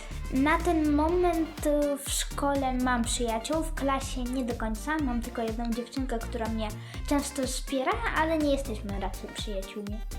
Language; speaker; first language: Polish; early bilingual, other home language; Ukrainian